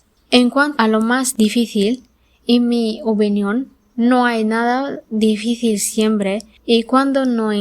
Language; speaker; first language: Spanish; non-native, learner; Arabic